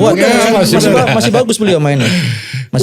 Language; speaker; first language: Indonesian; native; Indonesian